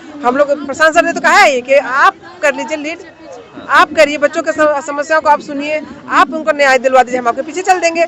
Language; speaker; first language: Hindi; native; Hindi